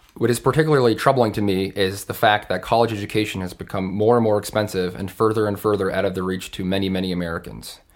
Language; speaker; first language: English; native; English